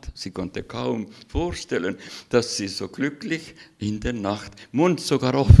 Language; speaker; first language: German; non-native, learner; Russian